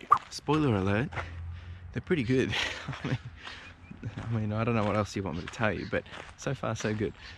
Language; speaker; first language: English; native; English